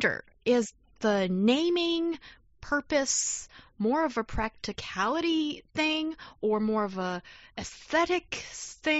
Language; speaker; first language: English; non-native, fluent; Chinese